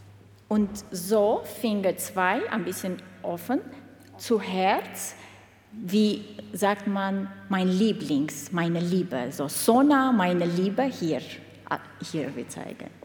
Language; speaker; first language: German; non-native, learner; Armenian